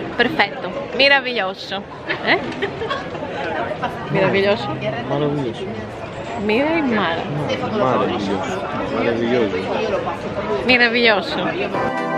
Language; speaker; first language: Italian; non-native, learner; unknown